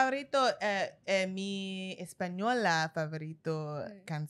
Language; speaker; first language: Spanish; non-native, learner; English